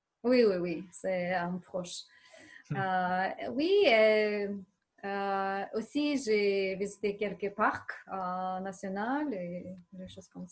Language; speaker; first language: French; non-native, learner; Ukrainian